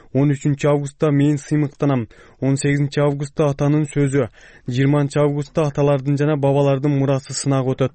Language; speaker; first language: Kyrgyz; native; Kyrgyz